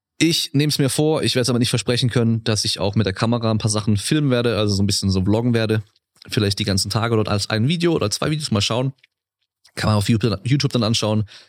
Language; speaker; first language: German; native; German